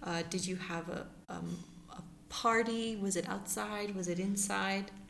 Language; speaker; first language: English; early bilingual, other home language; Persian